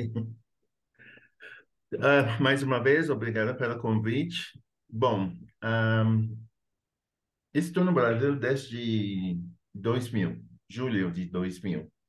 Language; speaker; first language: Portuguese; non-native, fluent; English